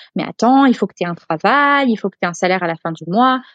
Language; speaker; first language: French; native; French